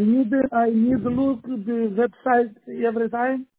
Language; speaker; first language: English; non-native, learner; Romanian